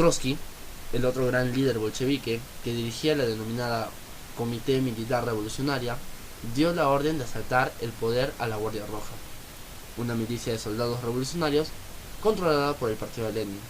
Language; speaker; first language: Spanish; native; Spanish